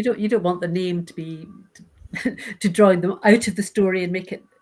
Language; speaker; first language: English; native; English